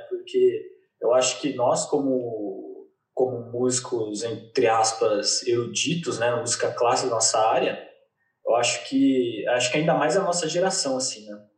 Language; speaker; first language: Portuguese; native; Portuguese